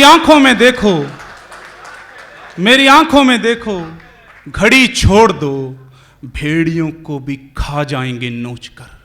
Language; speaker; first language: Hindi; native; Hindi